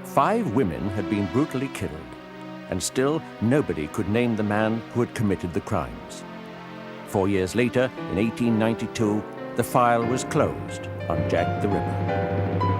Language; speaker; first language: English; native; English